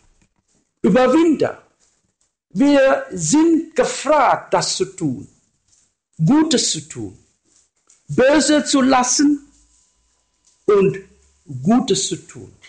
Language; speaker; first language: German; non-native, learner; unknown